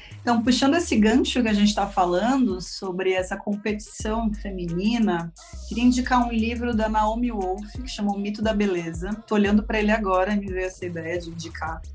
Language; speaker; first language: Portuguese; native; Portuguese